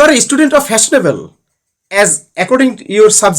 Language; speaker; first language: English; non-native, learner; Bangla